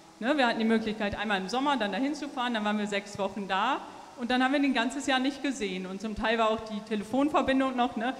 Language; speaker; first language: German; native; German